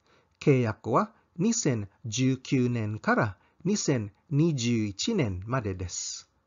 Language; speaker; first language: Japanese; non-native, fluent; Cebuano